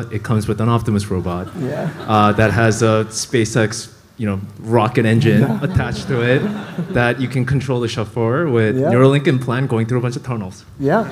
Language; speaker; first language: English; native; English